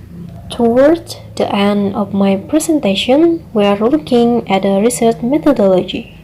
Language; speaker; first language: English; non-native, learner; Indonesian